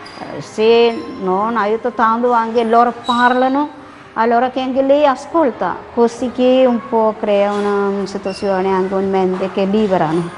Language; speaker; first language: Italian; non-native, learner; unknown